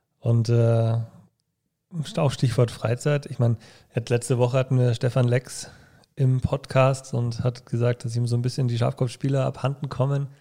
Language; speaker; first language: German; native; German